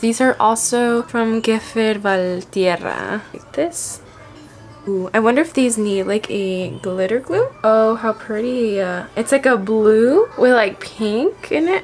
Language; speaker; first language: English; early bilingual, other home language; Spanish